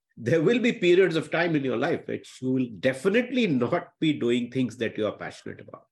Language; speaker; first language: English; non-native, local second language; Hindi